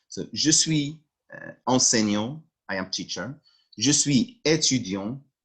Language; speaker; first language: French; non-native, local second language; Arabic